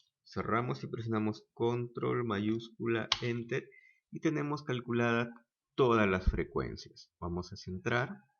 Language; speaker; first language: Spanish; native; Spanish